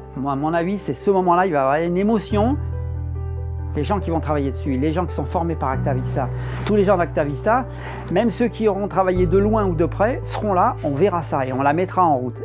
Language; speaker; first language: French; native; French